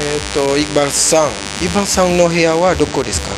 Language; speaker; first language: Japanese; non-native, learner; Indonesian